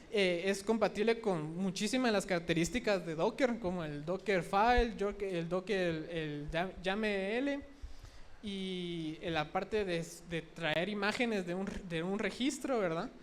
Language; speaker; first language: Spanish; native; Spanish